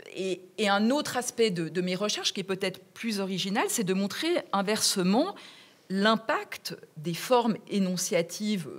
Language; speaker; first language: French; native; French